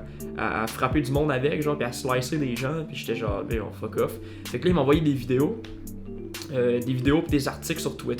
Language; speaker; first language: French; native; French